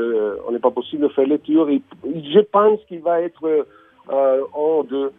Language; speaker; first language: French; non-native, learner; Italian